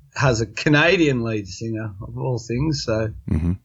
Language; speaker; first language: English; native; English